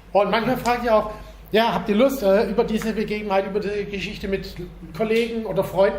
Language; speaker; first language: German; native; German